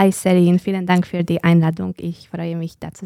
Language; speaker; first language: German; non-native, fluent; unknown